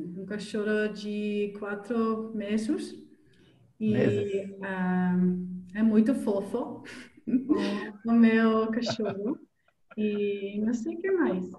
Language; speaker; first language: Portuguese; non-native, learner; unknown